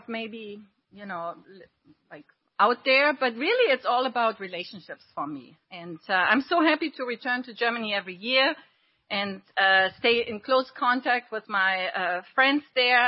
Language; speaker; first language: English; non-native, fluent; German